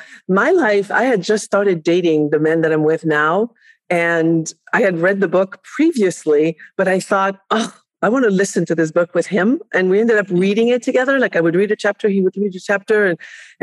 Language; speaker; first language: English; non-native, fluent; Spanish